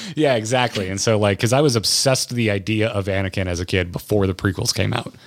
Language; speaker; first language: English; native; English